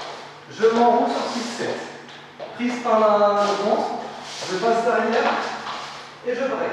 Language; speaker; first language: French; native; French